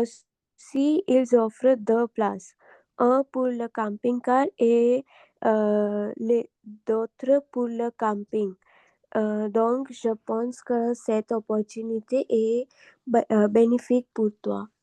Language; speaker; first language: French; non-native, learner; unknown